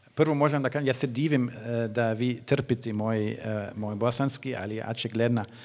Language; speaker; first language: Bosnian; non-native, learner; German